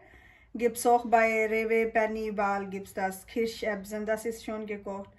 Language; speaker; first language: German; non-native, learner; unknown